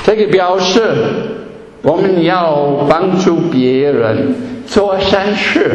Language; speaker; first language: Chinese; non-native, fluent; German